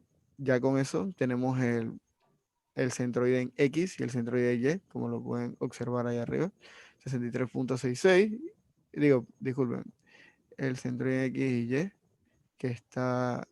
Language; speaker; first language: Spanish; native; Spanish